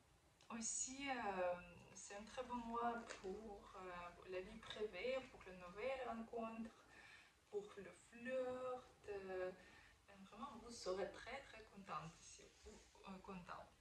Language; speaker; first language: French; non-native, fluent; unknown